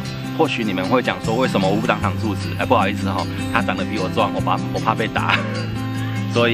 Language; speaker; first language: Chinese; native; Chinese